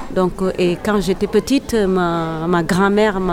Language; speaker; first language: French; non-native, local second language; Serer